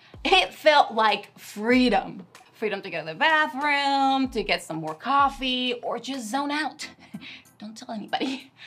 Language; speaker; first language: English; non-native, fluent; Spanish